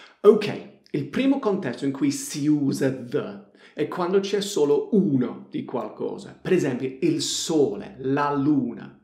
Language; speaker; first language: Italian; non-native, fluent; English